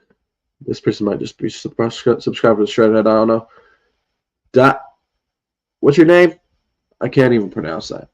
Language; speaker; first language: English; native; English